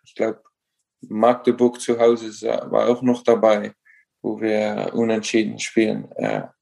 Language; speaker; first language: German; non-native, fluent; Dutch